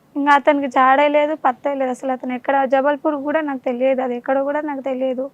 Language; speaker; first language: Telugu; non-native, local second language; Urdu